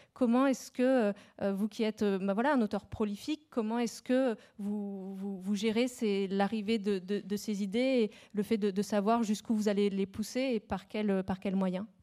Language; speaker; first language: French; native; French